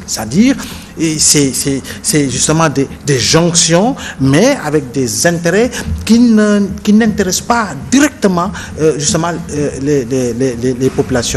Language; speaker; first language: French; non-native, local second language; Wolof